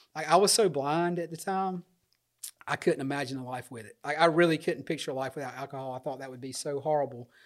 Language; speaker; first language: English; native; English